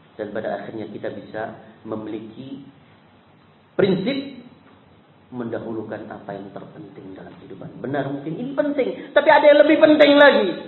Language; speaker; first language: Indonesian; native; Indonesian